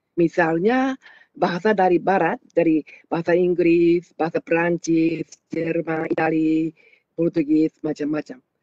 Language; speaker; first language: Malay; non-native, fluent; Japanese